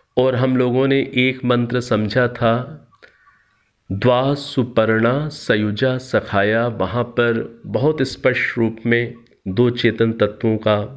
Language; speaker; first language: Hindi; native; Hindi